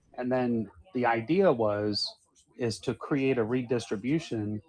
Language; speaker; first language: English; native; English